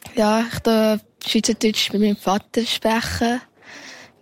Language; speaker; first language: German; early bilingual, heritage; Thai